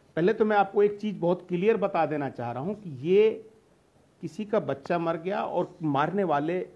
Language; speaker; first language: Hindi; native; Hindi